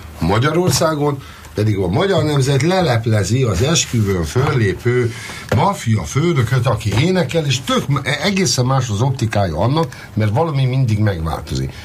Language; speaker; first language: Hungarian; native; Hungarian